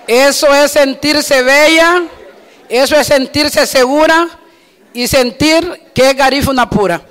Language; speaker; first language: Spanish; native; Spanish